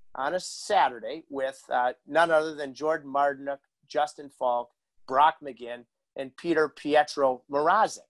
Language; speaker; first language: English; native; English